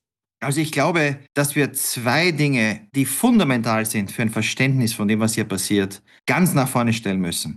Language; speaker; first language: German; native; German